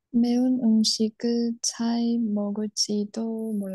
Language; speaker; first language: Korean; non-native, learner; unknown